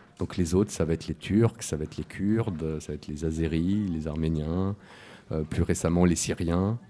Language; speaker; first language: French; native; French